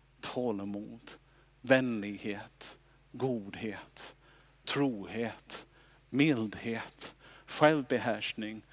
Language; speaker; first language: Swedish; non-native, fluent; English